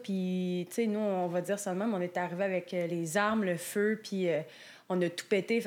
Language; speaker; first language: French; native; French